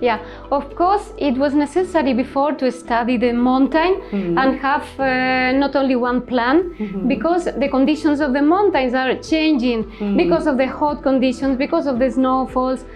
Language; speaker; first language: English; non-native, learner; Spanish